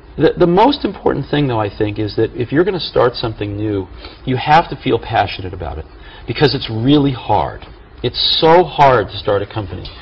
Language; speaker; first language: English; native; English